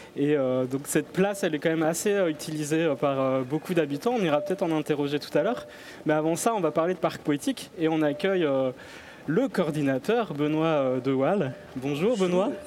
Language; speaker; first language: French; native; French